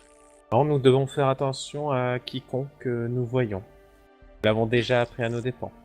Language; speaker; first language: French; native; French